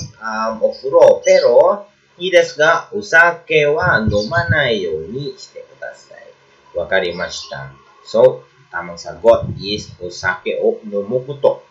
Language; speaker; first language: Japanese; non-native, learner; Filipino